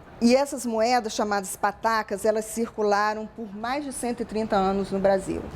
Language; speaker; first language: Portuguese; native; Portuguese